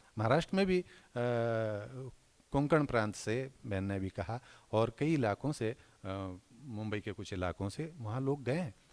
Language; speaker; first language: Hindi; non-native, local second language; Marathi